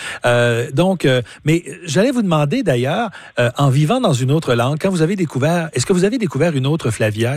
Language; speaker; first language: French; native; French